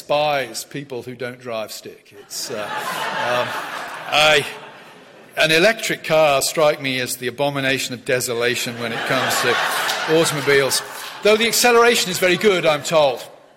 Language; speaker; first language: English; native; English